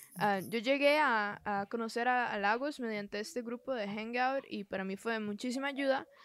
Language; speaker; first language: Spanish; native; Spanish